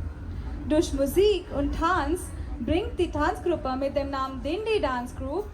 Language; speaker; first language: German; non-native, fluent; Marathi